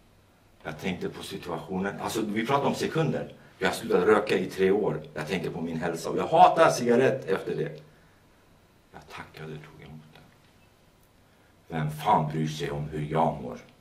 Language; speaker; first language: Swedish; non-native, fluent; Kurdish